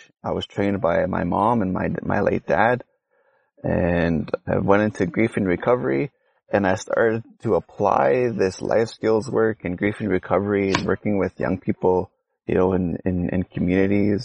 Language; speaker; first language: English; native; English